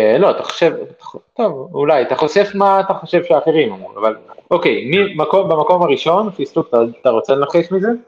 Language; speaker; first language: Hebrew; native; Hebrew